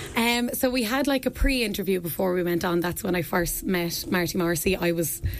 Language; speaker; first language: English; native; English